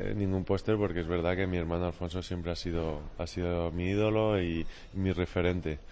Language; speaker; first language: Spanish; native; Spanish